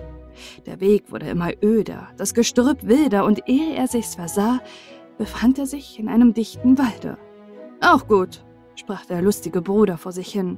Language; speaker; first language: German; native; German